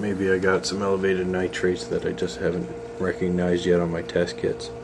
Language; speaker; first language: English; native; English